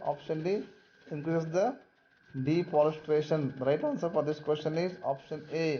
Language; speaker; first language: English; non-native, local second language; Kannada